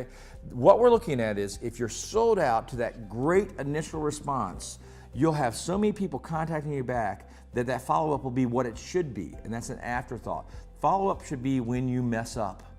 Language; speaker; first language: English; native; English